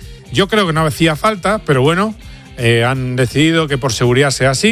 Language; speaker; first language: Spanish; native; Spanish